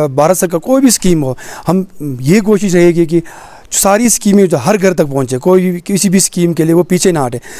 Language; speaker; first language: Hindi; native; Hindi